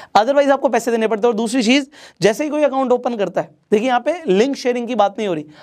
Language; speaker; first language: Hindi; non-native, local second language; Marathi